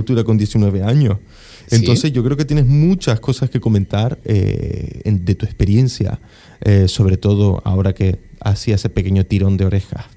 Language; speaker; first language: Spanish; native; Spanish